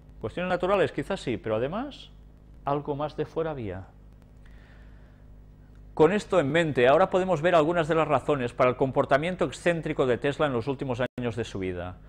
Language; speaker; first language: Spanish; native; Spanish